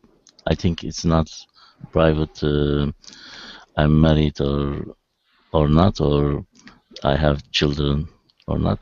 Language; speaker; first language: English; non-native, learner; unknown